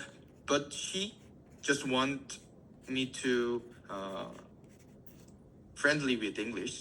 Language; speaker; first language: English; non-native, learner; Korean